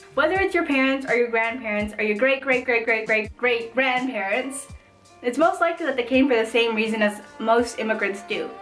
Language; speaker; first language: English; native; English